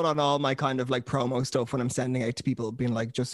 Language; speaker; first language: English; native; English